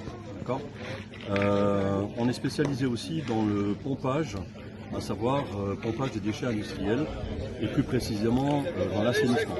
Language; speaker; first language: French; native; French